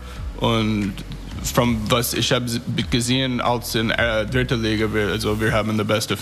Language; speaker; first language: German; non-native, learner; English